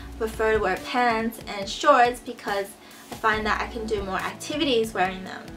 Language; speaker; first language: English; early bilingual, other home language; Chinese